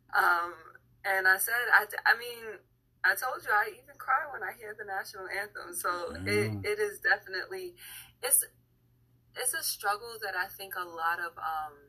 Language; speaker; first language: English; native; English